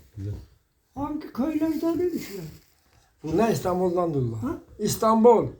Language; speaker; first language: Turkish; early bilingual, heritage; Turkish